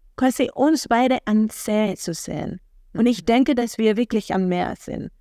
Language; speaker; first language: German; non-native, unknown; Spanish